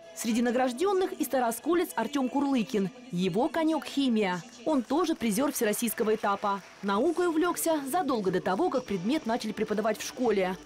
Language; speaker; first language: Russian; native; Russian